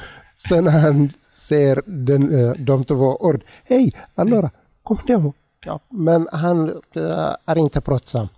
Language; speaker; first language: Swedish; non-native, learner; Tigrinya